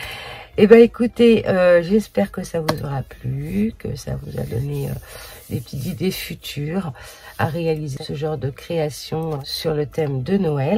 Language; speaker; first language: French; native; French